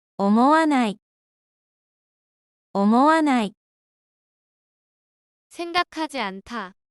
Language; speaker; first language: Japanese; non-native, fluent; Korean